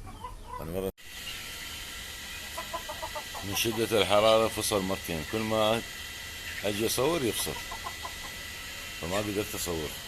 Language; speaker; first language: Arabic; native; Arabic